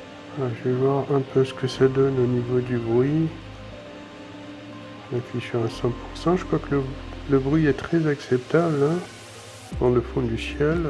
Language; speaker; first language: French; native; French